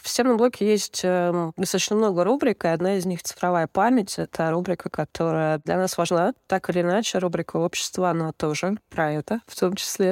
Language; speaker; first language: Russian; native; Russian